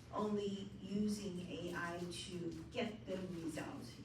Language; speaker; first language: English; non-native, fluent; Chinese